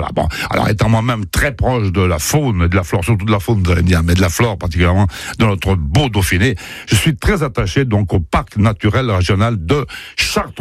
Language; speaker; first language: French; native; French